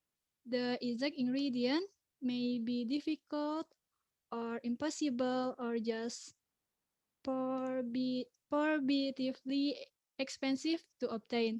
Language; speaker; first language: English; non-native, learner; Indonesian